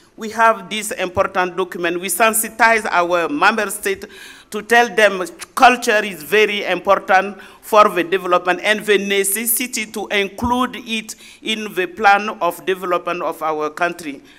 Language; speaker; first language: English; non-native, learner; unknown